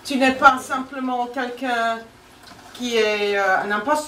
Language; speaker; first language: French; non-native, fluent; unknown